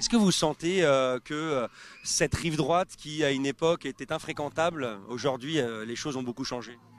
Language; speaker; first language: French; native; French